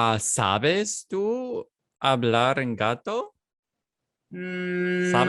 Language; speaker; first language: Spanish; non-native, fluent; English